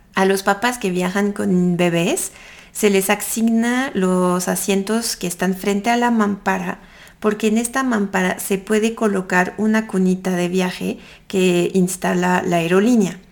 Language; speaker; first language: Spanish; non-native, fluent; French